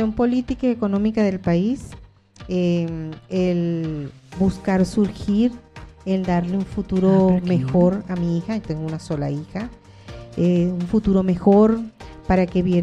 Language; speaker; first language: Spanish; native; Spanish